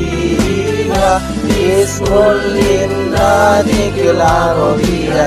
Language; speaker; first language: Arabic; non-native, learner; Indonesian